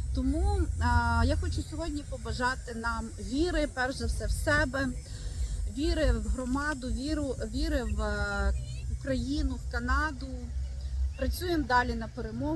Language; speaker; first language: Ukrainian; native; Ukrainian